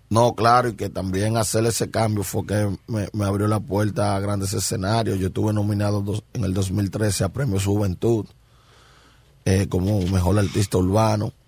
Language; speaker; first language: Spanish; native; Spanish